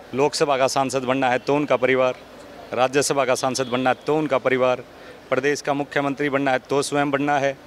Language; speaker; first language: Hindi; native; Hindi